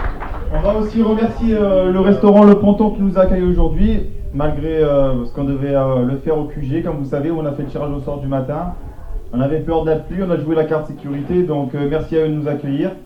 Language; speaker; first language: French; native; French